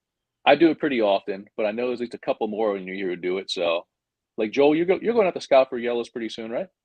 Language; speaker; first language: English; native; English